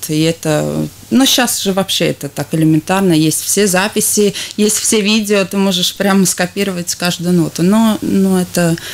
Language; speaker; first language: Russian; non-native, local second language; Latvian